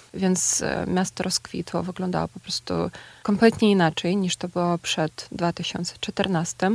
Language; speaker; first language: Polish; non-native, fluent; Ukrainian